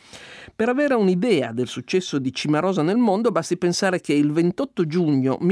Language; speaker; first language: Italian; native; Italian